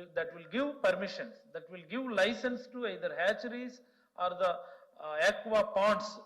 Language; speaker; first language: English; non-native, local second language; Telugu